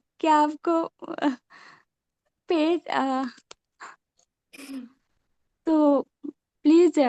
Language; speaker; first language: Hindi; non-native, local second language; Bangla